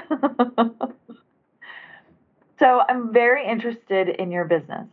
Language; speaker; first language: English; native; English